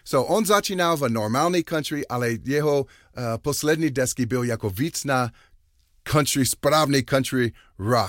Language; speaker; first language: Czech; non-native, learner; English